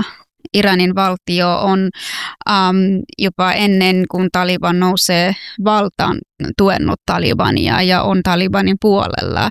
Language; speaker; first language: Finnish; non-native, fluent; Persian